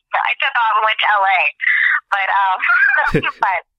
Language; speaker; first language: English; native; English